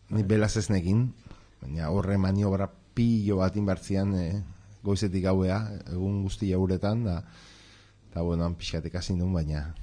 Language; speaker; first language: Basque; non-native, local second language; Spanish